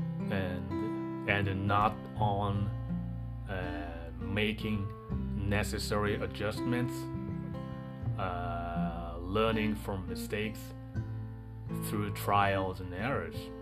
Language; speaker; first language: English; non-native, fluent; Japanese